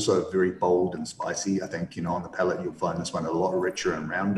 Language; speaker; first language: English; native; English